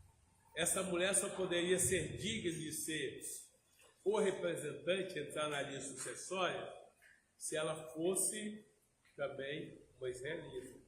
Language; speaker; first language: Portuguese; native; Portuguese